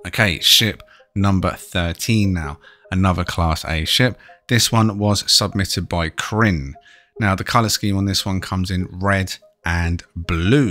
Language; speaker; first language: English; native; English